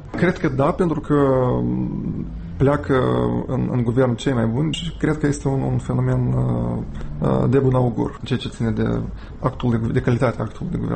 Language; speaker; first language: Romanian; native; Romanian